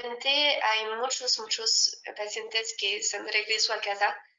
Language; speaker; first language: Spanish; non-native, fluent; French